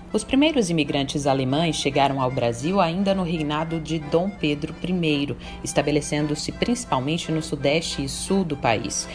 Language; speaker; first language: Portuguese; native; Portuguese